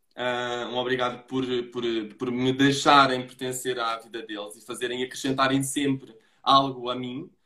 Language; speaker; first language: Portuguese; native; Portuguese